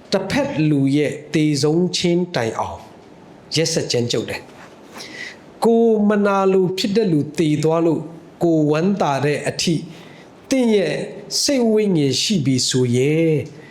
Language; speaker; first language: Burmese; non-native, local second language; Hakha Chin